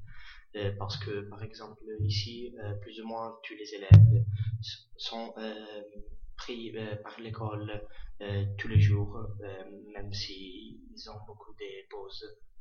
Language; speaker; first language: French; non-native, learner; Italian